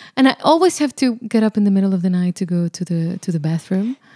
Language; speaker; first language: English; non-native, fluent; Spanish